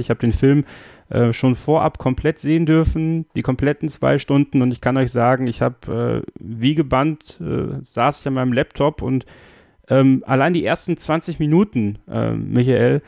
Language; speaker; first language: German; native; German